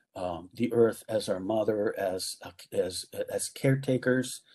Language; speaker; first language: English; native; English